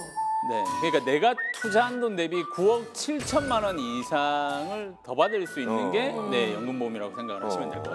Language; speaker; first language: Korean; native; Korean